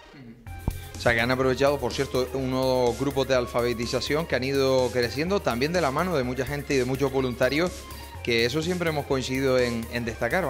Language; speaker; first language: Spanish; native; Spanish